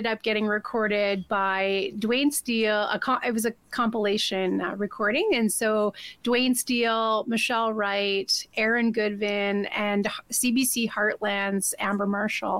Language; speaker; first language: English; native; English